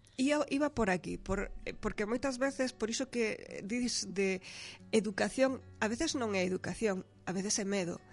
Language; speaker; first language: Galician; non-native, local second language; Spanish